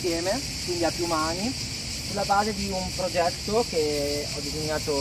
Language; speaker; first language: Italian; native; Italian